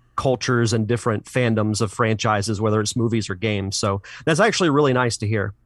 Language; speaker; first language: English; native; English